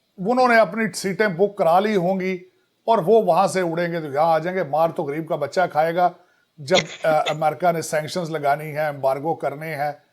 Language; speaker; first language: Urdu; non-native, local second language; Punjabi